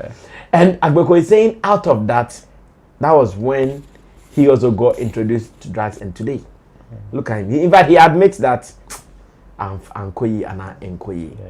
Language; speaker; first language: English; non-native, local second language; Akan